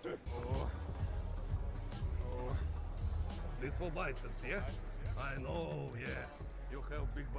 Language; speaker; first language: English; non-native, learner; Russian